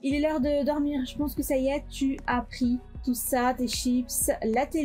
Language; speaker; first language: French; native; French